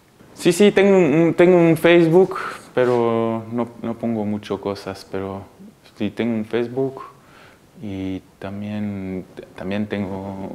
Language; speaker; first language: Spanish; early bilingual, heritage; Spanish